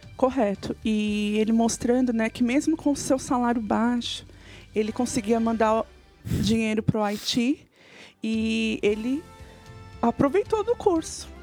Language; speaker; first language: Portuguese; native; Portuguese